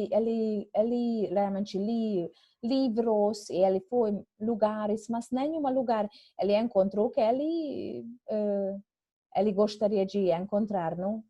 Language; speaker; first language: Portuguese; non-native, fluent; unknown